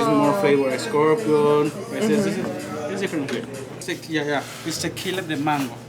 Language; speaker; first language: English; non-native, learner; Spanish